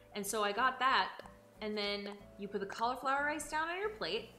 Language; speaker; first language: English; native; English